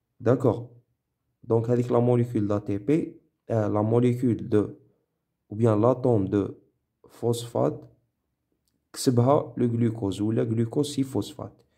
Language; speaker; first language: French; non-native, local second language; Arabic